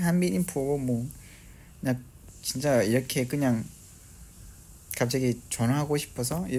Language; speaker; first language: Korean; non-native, fluent; Vietnamese